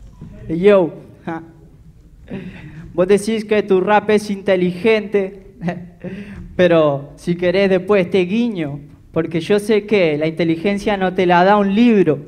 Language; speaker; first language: Spanish; native; Spanish